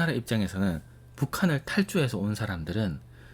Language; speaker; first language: Korean; native; Korean